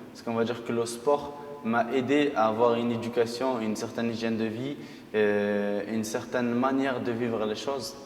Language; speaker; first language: French; early bilingual, other home language; Arabic